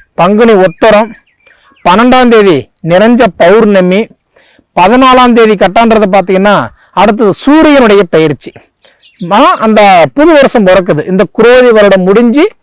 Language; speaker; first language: Tamil; native; Tamil